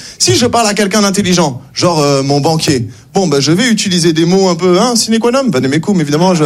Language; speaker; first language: French; native; French